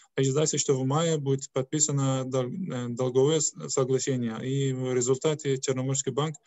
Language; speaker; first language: Russian; non-native, fluent; Turkish